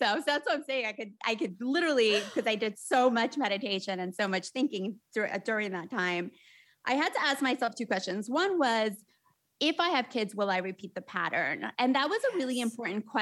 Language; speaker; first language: English; early bilingual, other home language; Spanish